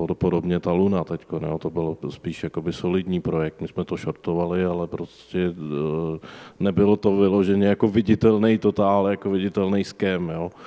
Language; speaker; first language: Czech; native; Czech